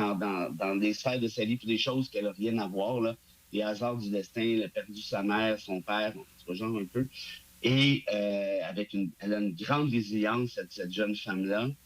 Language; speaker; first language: French; native; French